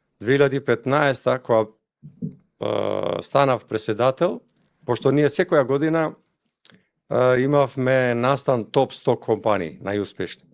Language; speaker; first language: Macedonian; non-native, local second language; Albanian